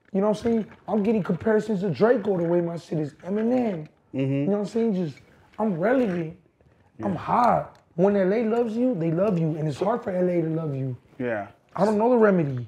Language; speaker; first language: English; native; English